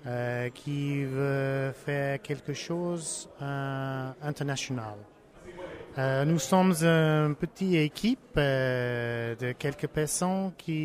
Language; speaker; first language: French; non-native, learner; English